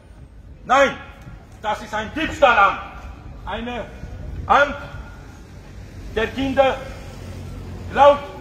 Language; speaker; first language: German; non-native, fluent; Romanian